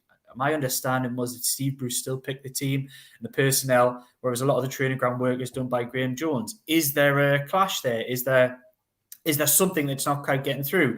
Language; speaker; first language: English; native; English